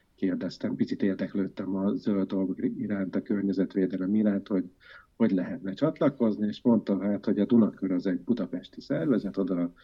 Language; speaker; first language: Hungarian; native; Hungarian